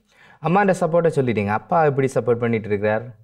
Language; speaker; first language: Tamil; native; Tamil